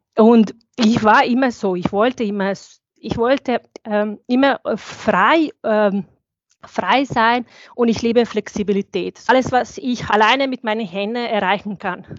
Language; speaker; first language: German; non-native, fluent; Bosnian